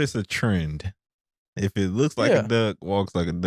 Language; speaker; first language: English; native; English